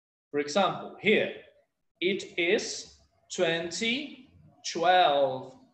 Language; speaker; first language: English; non-native, fluent; Portuguese